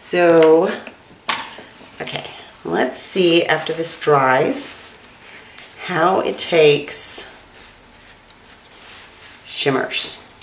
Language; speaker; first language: English; native; English